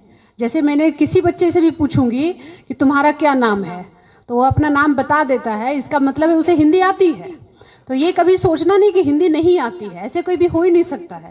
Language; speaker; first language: Hindi; native; Hindi